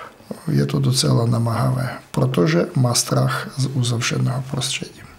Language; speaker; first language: Czech; non-native, fluent; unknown